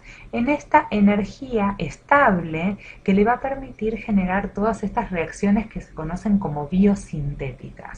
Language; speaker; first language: Spanish; native; Spanish